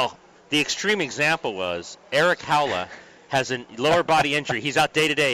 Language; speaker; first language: English; native; English